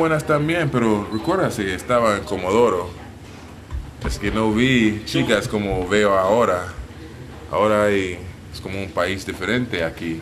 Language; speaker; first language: Spanish; non-native, learner; English